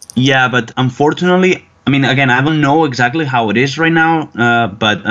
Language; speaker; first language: English; non-native, fluent; Spanish